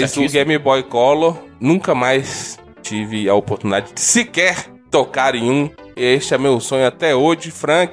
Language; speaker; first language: Portuguese; native; Portuguese